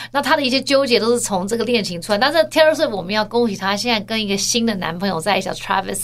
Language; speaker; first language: Chinese; early bilingual, heritage; Chinese